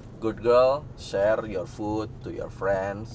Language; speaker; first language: English; non-native, fluent; Indonesian